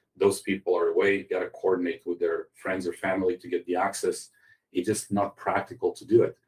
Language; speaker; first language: English; non-native, fluent; Croatian